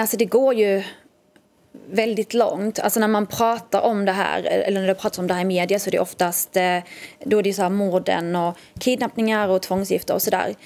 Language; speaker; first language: Swedish; early bilingual, other home language; Arabic